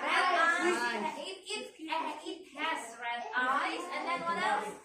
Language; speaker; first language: English; non-native, learner; Indonesian